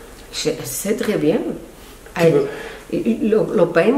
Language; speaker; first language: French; non-native, local second language; German